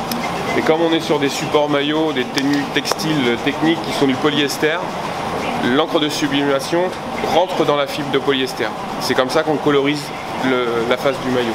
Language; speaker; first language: French; native; French